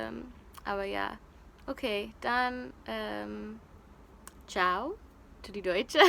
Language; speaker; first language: German; non-native, learner; English